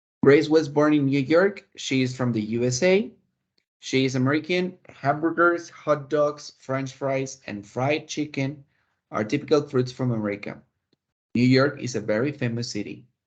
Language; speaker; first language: English; non-native, fluent; Spanish